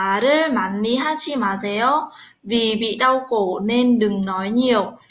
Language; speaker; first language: Korean; non-native, fluent; Vietnamese